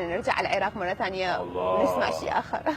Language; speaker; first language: Arabic; native; Arabic